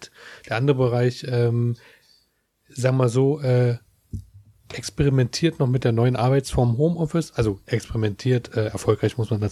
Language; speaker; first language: German; native; German